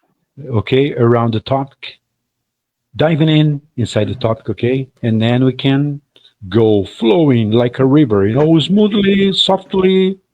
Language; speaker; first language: English; non-native, fluent; Portuguese